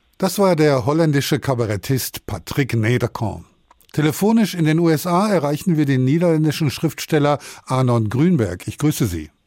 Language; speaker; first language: German; native; German